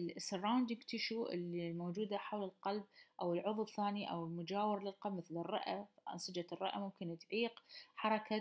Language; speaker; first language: Arabic; native; Arabic